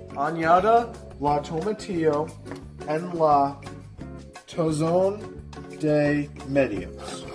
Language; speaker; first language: Spanish; non-native, learner; English